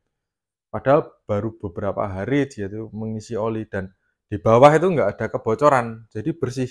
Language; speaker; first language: Indonesian; native; Indonesian